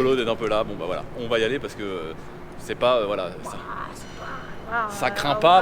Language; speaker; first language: French; native; French